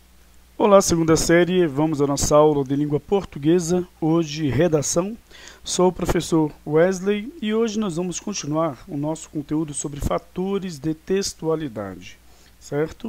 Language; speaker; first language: Portuguese; native; Portuguese